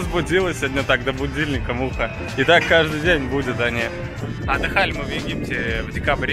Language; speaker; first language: Russian; native; Russian